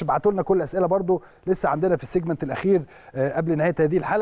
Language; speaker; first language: Arabic; native; Arabic